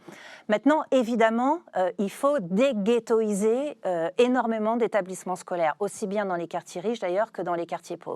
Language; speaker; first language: French; native; French